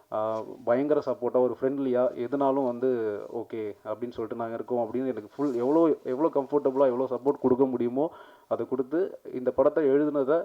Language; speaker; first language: Tamil; native; Tamil